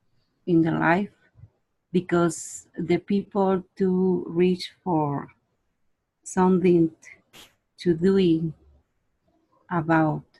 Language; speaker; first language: English; non-native, learner; Spanish